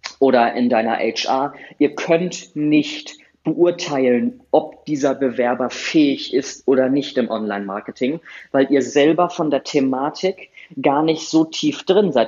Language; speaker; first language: German; native; German